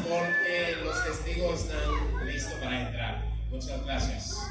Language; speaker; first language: Spanish; non-native, fluent; Haitian Creole